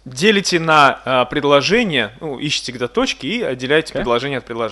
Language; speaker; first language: Russian; native; Russian